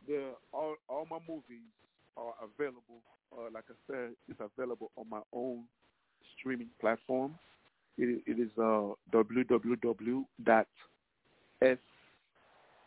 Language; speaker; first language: English; non-native, local second language; Igbo